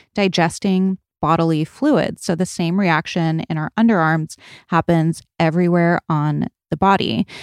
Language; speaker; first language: English; native; English